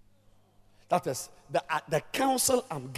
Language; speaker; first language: English; non-native, local second language; Ewe